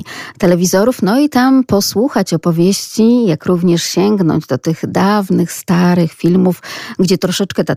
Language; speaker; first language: Polish; native; Polish